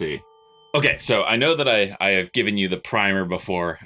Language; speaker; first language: English; native; English